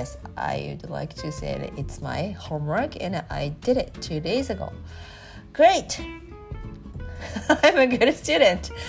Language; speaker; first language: English; non-native, learner; Japanese